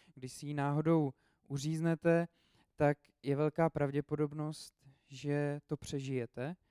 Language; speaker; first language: Czech; native; Czech